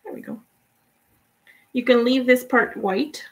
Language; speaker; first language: English; non-native, fluent; Spanish